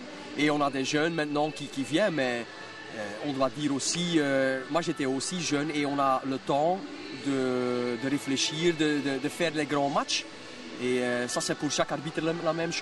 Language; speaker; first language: French; non-native, local second language; Dutch